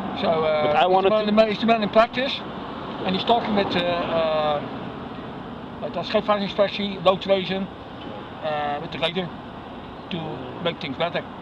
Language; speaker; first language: English; non-native, learner; Dutch